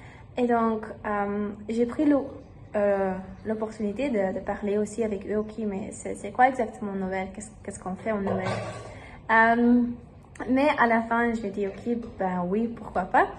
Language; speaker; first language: French; non-native, learner; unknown